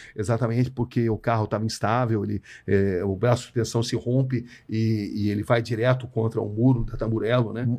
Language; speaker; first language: Portuguese; native; Portuguese